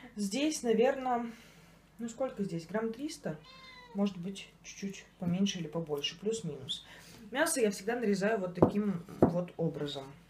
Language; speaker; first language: Russian; native; Russian